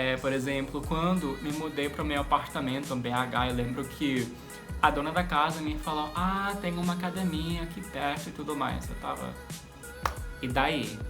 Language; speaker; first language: Portuguese; non-native, fluent; English